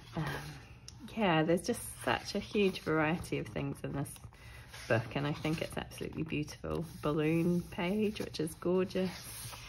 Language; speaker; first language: English; native; English